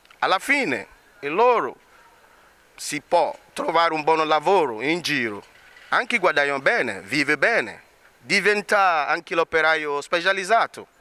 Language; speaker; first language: Italian; non-native, learner; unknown